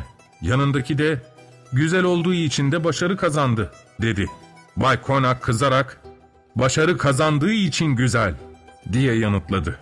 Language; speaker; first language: Turkish; native; Turkish